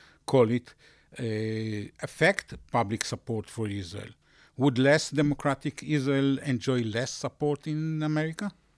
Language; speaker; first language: English; non-native, fluent; Hebrew